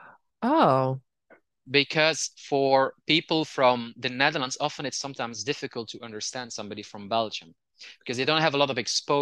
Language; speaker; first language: English; non-native, fluent; Dutch